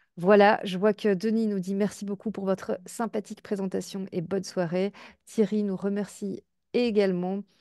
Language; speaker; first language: French; native; French